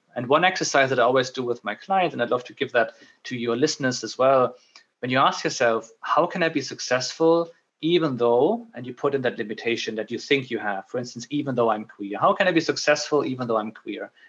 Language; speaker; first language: English; non-native, fluent; German